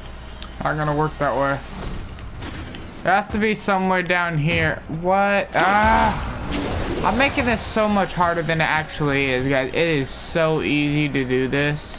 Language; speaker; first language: English; native; English